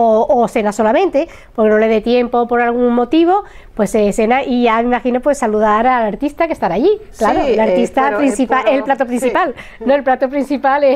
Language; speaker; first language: Spanish; native; Spanish